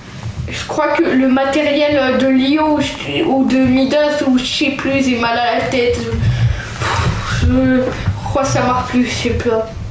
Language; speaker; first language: French; native; French